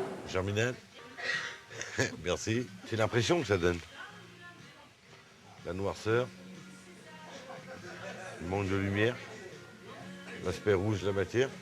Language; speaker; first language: French; native; French